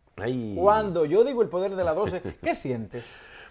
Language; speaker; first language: Spanish; native; Spanish